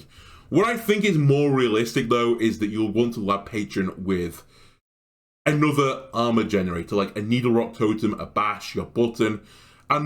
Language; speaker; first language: English; native; English